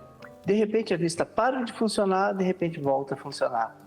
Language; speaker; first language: Portuguese; native; Portuguese